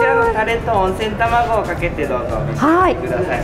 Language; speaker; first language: Japanese; native; Japanese